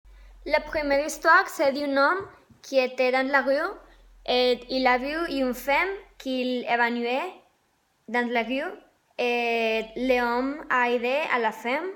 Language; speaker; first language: French; non-native, learner; Spanish